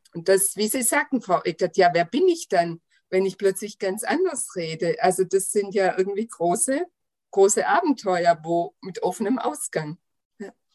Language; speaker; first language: German; native; German